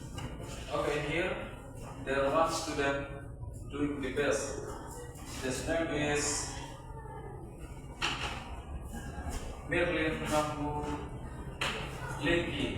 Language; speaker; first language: English; non-native, learner; Indonesian